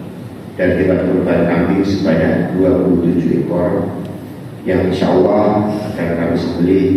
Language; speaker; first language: Indonesian; native; Indonesian